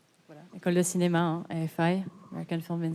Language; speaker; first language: French; native; French